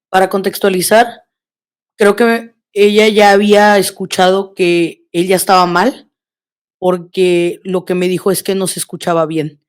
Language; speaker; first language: Spanish; native; Spanish